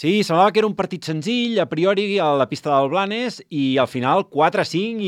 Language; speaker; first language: Catalan; native; Catalan